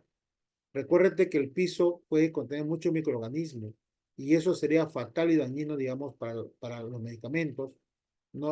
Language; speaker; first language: Spanish; native; Spanish